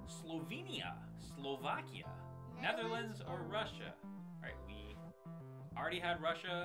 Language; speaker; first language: English; native; English